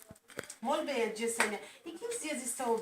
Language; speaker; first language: Catalan; non-native, learner; Portuguese